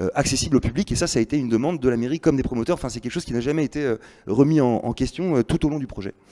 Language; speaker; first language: French; native; French